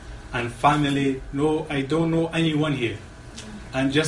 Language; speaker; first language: English; non-native, learner; Arabic